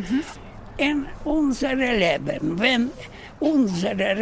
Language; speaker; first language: German; non-native, learner; Russian